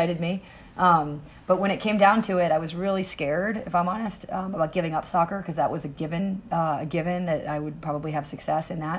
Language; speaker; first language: English; native; English